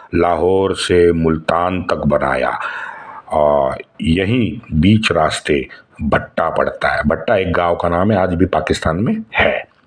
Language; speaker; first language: Hindi; non-native, local second language; Marathi